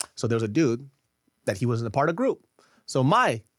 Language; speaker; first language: English; early bilingual, other home language; Korean